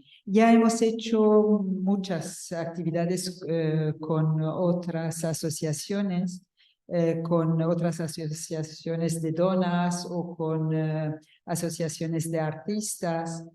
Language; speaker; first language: Spanish; non-native, local second language; Catalan